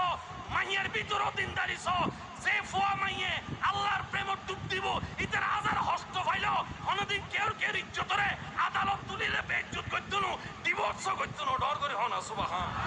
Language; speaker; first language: Bangla; non-native, local second language; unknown